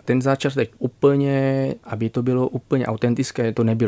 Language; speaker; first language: Czech; non-native, fluent; Vietnamese